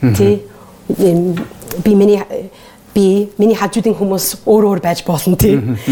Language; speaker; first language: Mongolian; non-native, learner; English